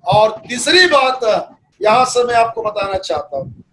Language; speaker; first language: Hindi; non-native, local second language; Malayalam